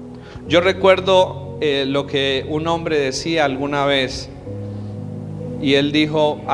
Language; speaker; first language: Spanish; native; Spanish